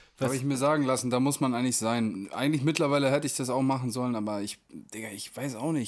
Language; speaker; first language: German; native; German